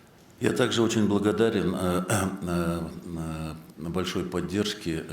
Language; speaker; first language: Russian; native; Russian